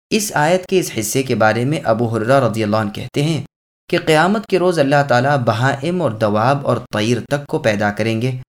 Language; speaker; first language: Urdu; native; Urdu